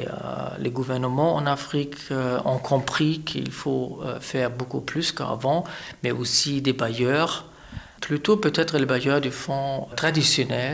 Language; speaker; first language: French; non-native, fluent; German